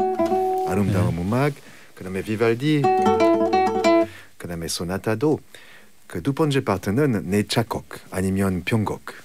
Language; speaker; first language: Korean; non-native, learner; French